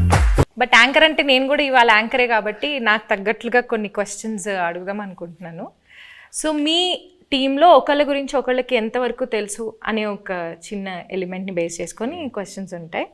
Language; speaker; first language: Telugu; native; Telugu